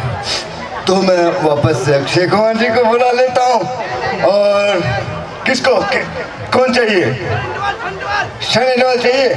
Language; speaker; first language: Hindi; non-native, local second language; Kok Borok